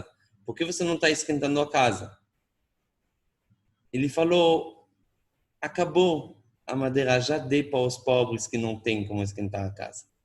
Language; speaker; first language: Portuguese; non-native, fluent; Hebrew